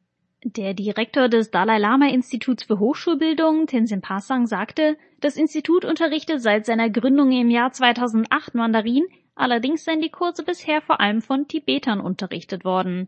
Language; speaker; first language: German; native; German